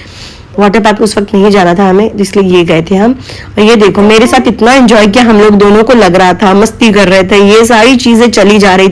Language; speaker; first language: Hindi; native; Hindi